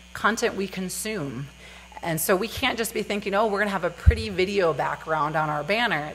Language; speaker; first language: English; native; English